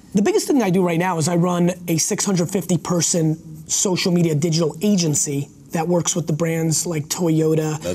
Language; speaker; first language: English; early bilingual, other home language; Russian